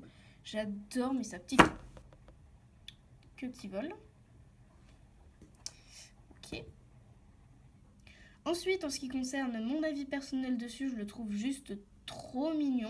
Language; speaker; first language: French; native; French